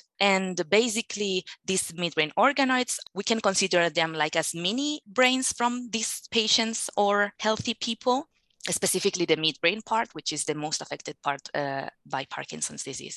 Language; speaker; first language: English; non-native, fluent; Spanish